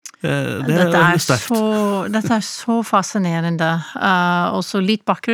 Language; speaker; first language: Norwegian; non-native, fluent; English